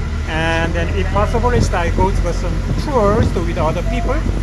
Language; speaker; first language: English; non-native, learner; Korean